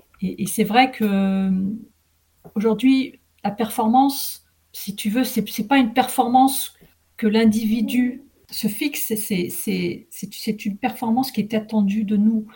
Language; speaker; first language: French; early bilingual, other home language; Arabic